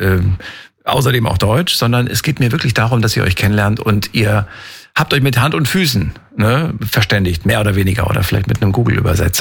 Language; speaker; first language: German; native; German